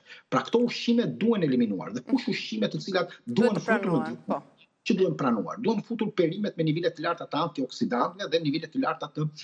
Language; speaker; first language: Albanian; native; Albanian